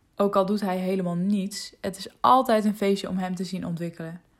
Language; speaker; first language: Dutch; non-native, local second language; Western Frisian